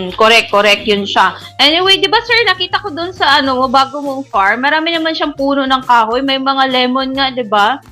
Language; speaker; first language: Filipino; non-native, local second language; Cebuano